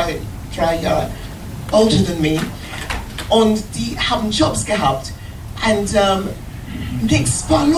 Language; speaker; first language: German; non-native, learner; English